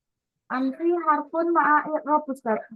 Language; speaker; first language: Arabic; non-native, learner; Indonesian